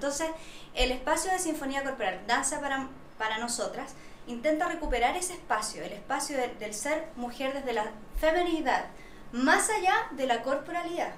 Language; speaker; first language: Spanish; native; Spanish